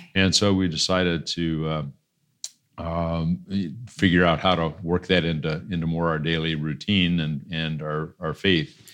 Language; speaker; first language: English; native; English